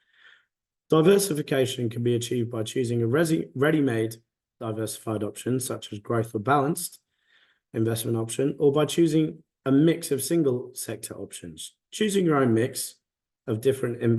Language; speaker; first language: English; native; English